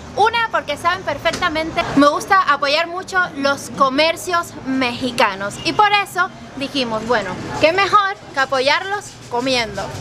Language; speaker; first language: Spanish; native; Spanish